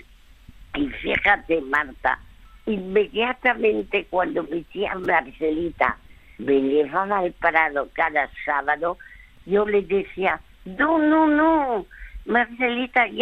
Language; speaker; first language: Spanish; early bilingual, other home language; French